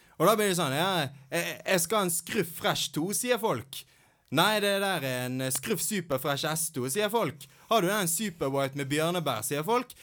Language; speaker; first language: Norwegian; native; Norwegian